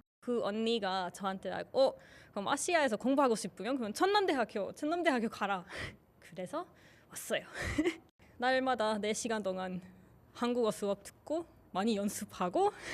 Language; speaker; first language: Korean; non-native, learner; Finnish